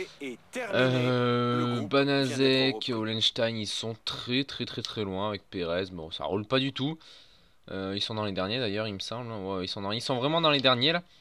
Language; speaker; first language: French; native; French